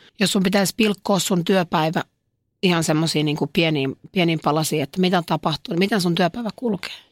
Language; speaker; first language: Finnish; native; Finnish